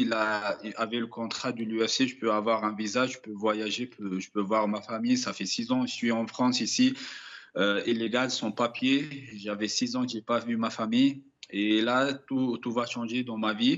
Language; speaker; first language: French; non-native, fluent; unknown